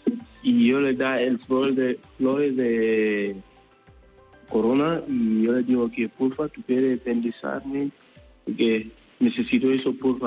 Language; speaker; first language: Spanish; non-native, learner; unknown